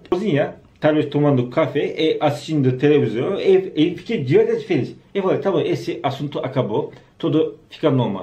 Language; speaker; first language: Portuguese; non-native, learner; Turkish